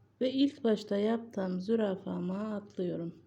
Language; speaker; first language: Turkish; native; Turkish